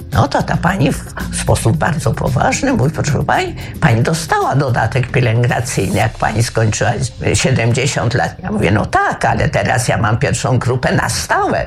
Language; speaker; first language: Polish; native; Polish